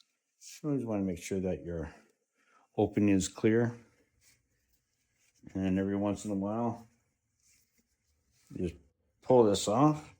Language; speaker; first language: English; native; English